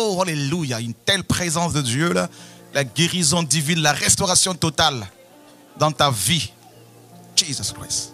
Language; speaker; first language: French; non-native, local second language; Lingala